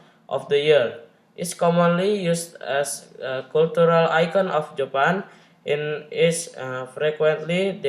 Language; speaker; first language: English; non-native, learner; Indonesian